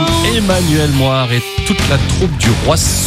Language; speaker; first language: French; native; French